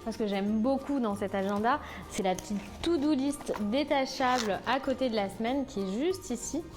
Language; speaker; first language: French; native; French